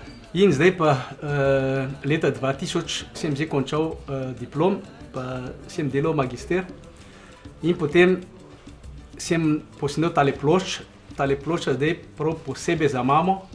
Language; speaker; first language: Slovenian; non-native, learner; Malagasy